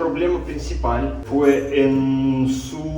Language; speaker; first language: Spanish; non-native, fluent; Russian